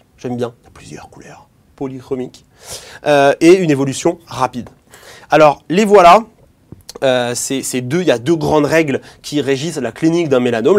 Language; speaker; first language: French; native; French